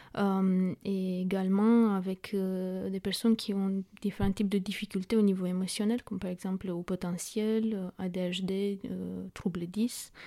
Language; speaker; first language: French; non-native, fluent; Romanian